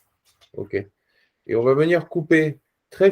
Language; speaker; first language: French; native; French